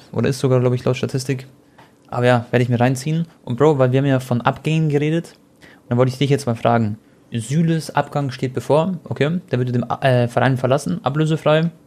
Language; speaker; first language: German; early bilingual, other home language; Croatian